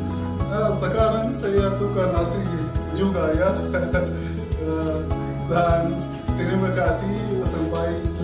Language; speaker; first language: Indonesian; non-native, learner; Arabic